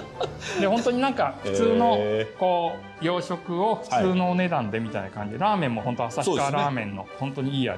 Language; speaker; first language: Japanese; native; Japanese